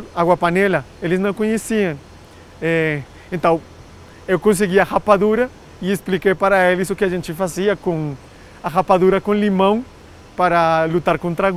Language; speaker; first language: Portuguese; non-native, fluent; Spanish